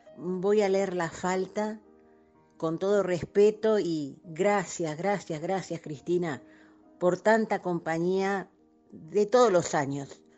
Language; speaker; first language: Spanish; native; Spanish